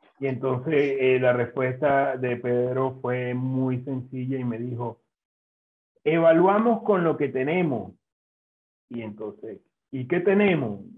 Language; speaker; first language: Spanish; native; Spanish